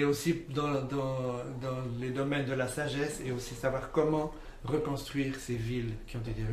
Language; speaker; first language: French; native; French